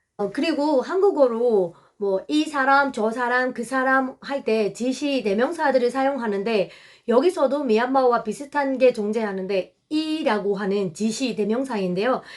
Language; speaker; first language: Korean; non-native, fluent; Burmese